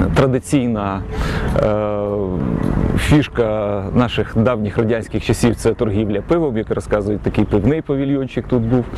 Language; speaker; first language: Ukrainian; native; Ukrainian